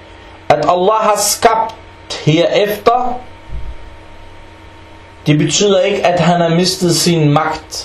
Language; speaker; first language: Danish; early bilingual, other home language; Arabic